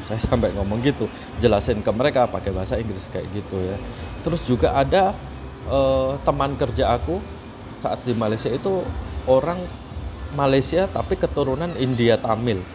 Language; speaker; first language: Indonesian; native; Indonesian